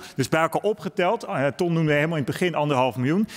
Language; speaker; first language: Dutch; native; Dutch